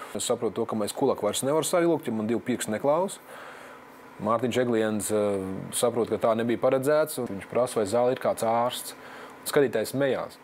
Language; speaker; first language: Latvian; native; Latvian